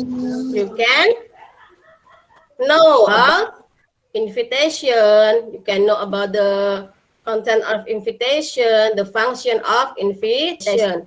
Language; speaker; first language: English; non-native, fluent; Indonesian